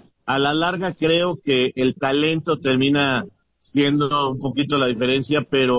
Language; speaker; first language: Spanish; native; Spanish